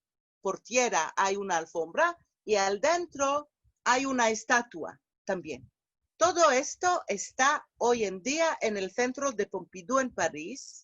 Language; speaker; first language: Spanish; non-native, fluent; Hebrew